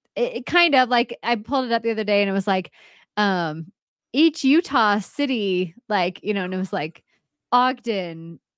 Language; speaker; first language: English; native; English